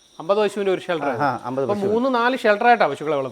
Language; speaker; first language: Malayalam; native; Malayalam